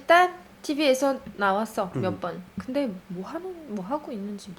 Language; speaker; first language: Korean; non-native, fluent; Arabic